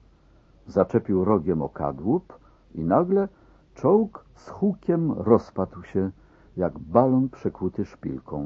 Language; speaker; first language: Polish; native; Polish